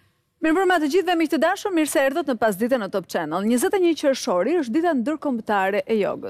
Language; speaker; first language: Albanian; native; Albanian